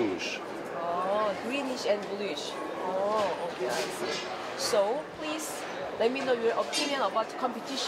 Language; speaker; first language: English; non-native, learner; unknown